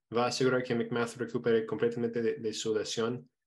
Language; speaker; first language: Spanish; non-native, fluent; English